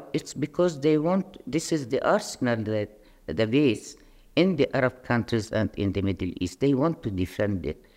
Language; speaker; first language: English; non-native, fluent; Arabic